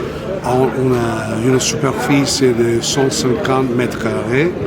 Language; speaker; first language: French; non-native, fluent; Italian